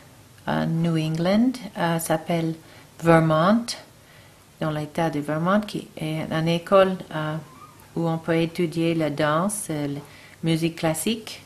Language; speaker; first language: French; non-native, learner; English